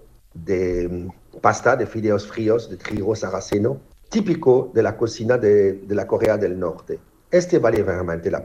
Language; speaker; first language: Spanish; non-native, fluent; French